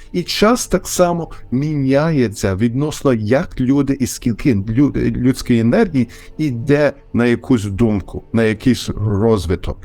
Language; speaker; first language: Ukrainian; early bilingual, heritage; Ukrainian